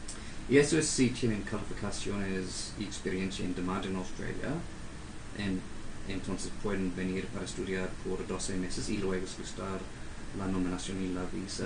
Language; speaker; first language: Spanish; non-native, fluent; English